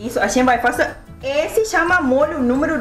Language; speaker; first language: Portuguese; non-native, learner; Thai